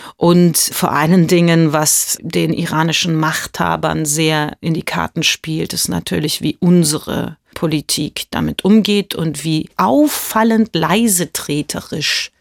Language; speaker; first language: German; early bilingual, heritage; German